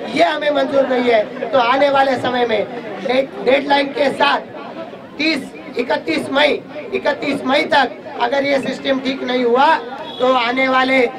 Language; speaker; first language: Hindi; non-native, local second language; Marathi